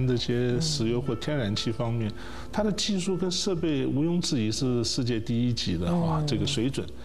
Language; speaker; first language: Chinese; native; Chinese